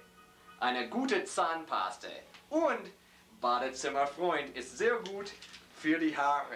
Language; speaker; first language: German; non-native, learner; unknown